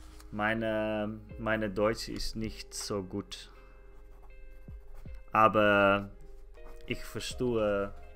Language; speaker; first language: German; non-native, learner; Dutch